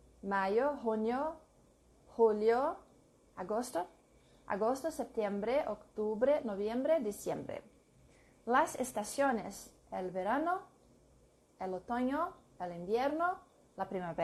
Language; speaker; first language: Spanish; non-native, learner; English